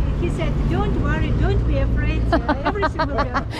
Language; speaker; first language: English; non-native, learner; Korean